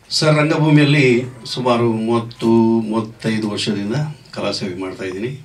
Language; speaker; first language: Kannada; non-native, local second language; Tulu